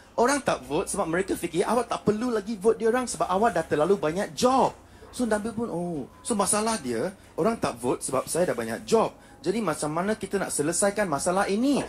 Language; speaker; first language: Malay; non-native, local second language; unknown